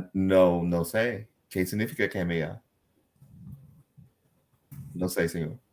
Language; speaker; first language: Spanish; non-native, learner; English